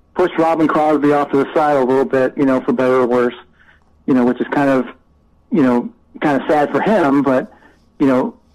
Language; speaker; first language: English; native; English